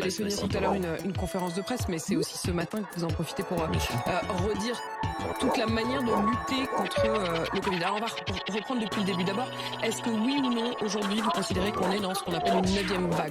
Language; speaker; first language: French; native; French